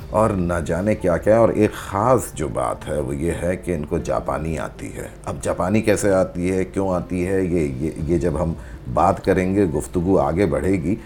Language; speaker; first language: Urdu; native; Urdu